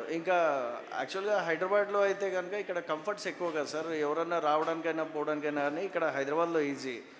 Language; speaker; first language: Telugu; native; Telugu